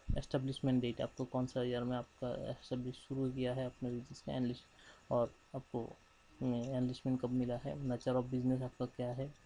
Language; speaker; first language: Hindi; non-native, local second language; Bangla